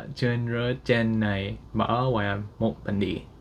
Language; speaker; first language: Vietnamese; non-native, learner; English